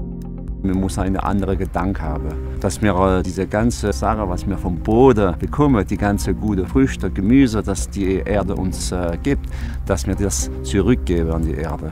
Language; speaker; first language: German; non-native, fluent; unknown